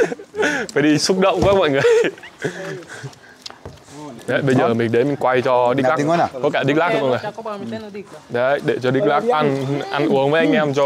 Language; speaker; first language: Vietnamese; native; Vietnamese